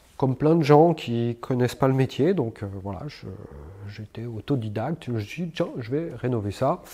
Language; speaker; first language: French; native; French